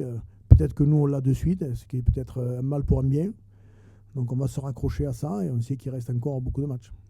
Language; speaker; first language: French; native; French